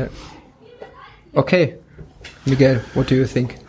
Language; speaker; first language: English; non-native, fluent; German